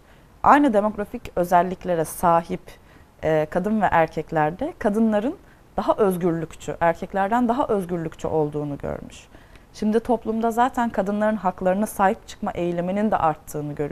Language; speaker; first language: Turkish; native; Turkish